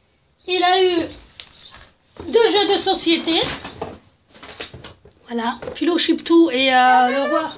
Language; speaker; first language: French; native; French